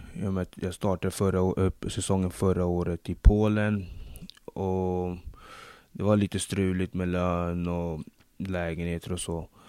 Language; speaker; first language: Swedish; early bilingual, other home language; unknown